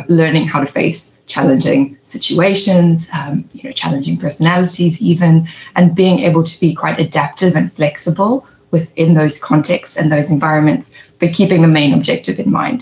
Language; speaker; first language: English; native; English